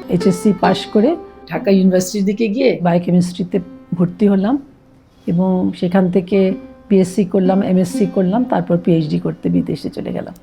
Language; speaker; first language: Bangla; native; Bangla